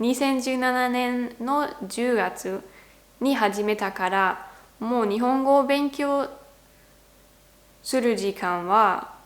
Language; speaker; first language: Japanese; non-native, learner; German